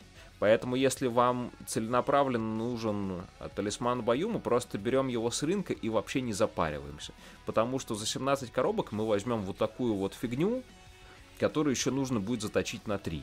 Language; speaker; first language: Russian; native; Russian